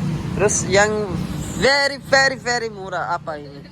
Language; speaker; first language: Indonesian; non-native, learner; Urdu